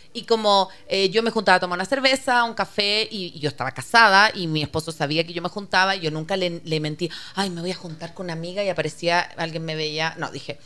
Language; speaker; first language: Spanish; native; Spanish